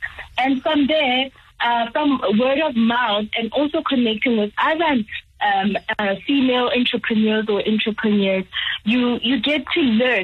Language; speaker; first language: English; non-native, local second language; Tswana